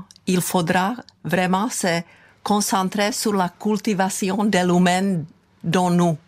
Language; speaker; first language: French; non-native, fluent; Czech